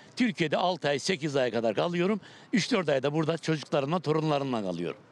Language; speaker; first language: Turkish; native; Turkish